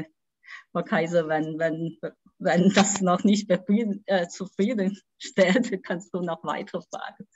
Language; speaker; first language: German; non-native, fluent; Chinese